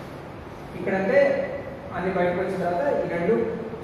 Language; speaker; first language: Telugu; native; Telugu